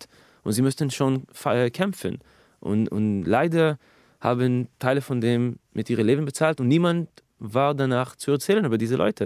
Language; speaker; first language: German; non-native, fluent; Hebrew